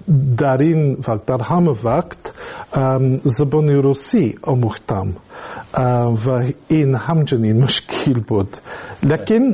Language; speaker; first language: Tajik; non-native, learner; English